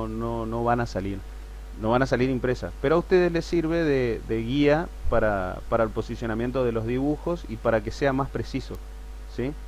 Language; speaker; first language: Spanish; native; Spanish